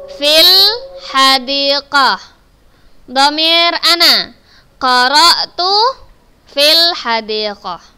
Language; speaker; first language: Arabic; non-native, fluent; Indonesian